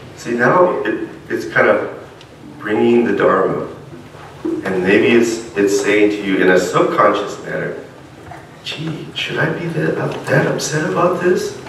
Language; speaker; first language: English; native; English